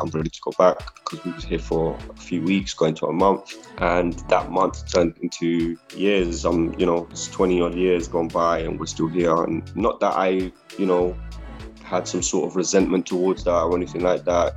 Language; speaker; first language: English; early bilingual, other home language; Spanish